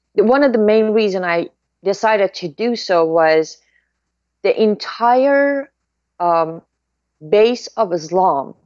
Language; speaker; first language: English; non-native, fluent; Persian